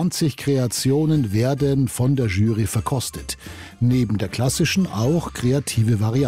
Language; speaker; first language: German; native; German